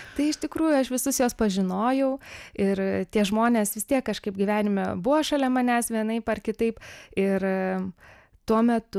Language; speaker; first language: Lithuanian; native; Lithuanian